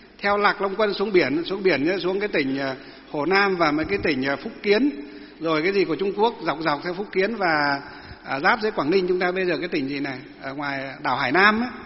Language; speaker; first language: Vietnamese; non-native, local second language; Muong